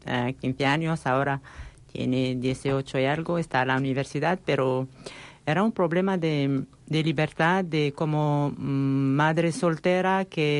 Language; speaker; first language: Spanish; non-native, learner; Arabic